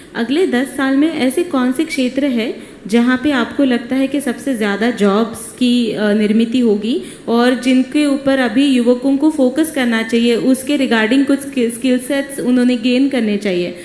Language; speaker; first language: Hindi; non-native, local second language; Marathi